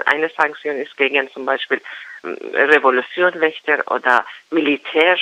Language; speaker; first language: German; non-native, fluent; Persian